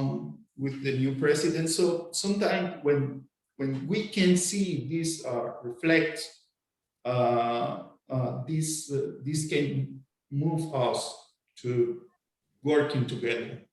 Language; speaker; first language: English; non-native, fluent; Spanish